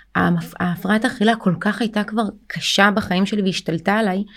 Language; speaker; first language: Hebrew; early bilingual, other home language; Russian